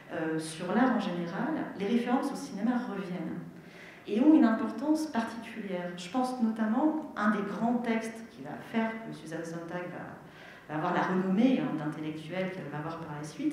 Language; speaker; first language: French; native; French